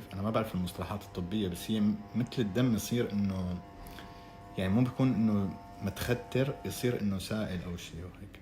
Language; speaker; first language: Arabic; native; Arabic